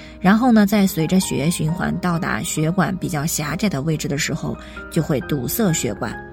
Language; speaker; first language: Chinese; native; Chinese